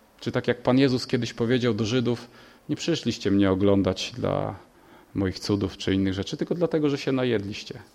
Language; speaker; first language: Polish; native; Polish